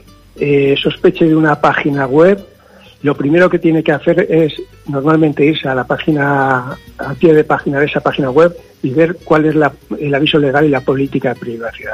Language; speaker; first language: Spanish; native; Spanish